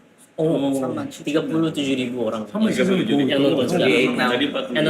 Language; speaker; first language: Indonesian; non-native, fluent; Korean